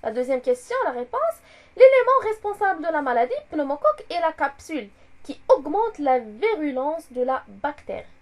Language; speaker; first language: French; non-native, local second language; Arabic